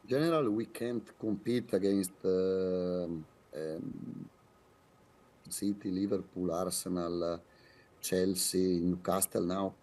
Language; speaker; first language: English; non-native, fluent; Italian